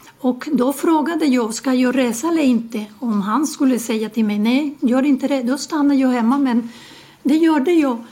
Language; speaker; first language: Swedish; non-native, fluent; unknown